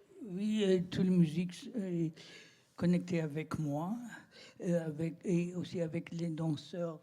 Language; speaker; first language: French; non-native, learner; German